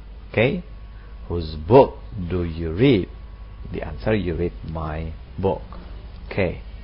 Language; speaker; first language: English; non-native, fluent; Indonesian